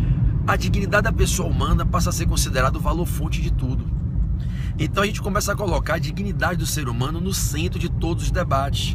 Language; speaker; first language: Portuguese; native; Portuguese